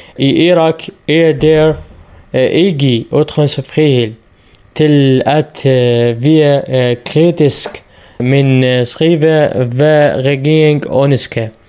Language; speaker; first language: Danish; non-native, learner; Arabic